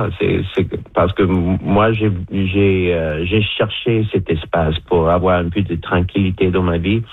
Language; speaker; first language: French; non-native, local second language; English